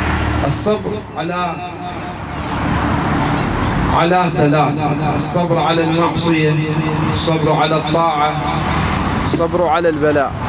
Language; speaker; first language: Arabic; native; Arabic